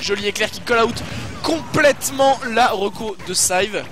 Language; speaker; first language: French; native; French